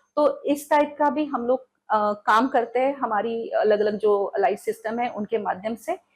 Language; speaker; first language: Hindi; non-native, local second language; Marathi